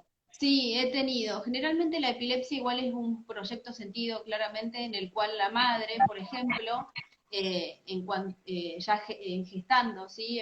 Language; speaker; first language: Spanish; native; Spanish